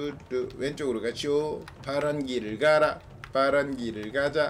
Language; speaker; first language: Korean; native; Korean